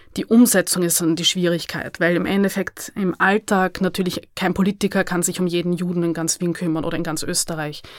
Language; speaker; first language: German; native; German